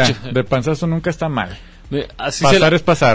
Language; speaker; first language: Spanish; native; Spanish